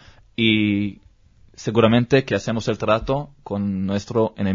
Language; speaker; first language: Spanish; non-native, learner; Hebrew